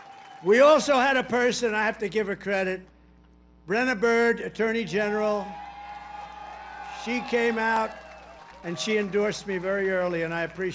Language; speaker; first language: English; native; English